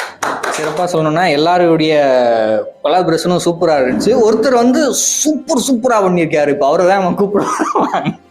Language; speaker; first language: Tamil; native; Tamil